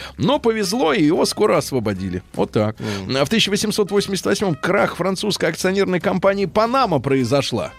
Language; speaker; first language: Russian; native; Russian